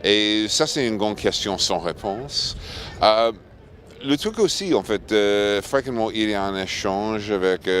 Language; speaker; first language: French; non-native, fluent; English